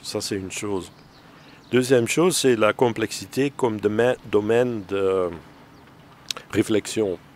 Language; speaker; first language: French; non-native, fluent; Dutch